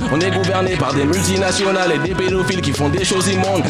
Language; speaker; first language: French; non-native, local second language; Baoulé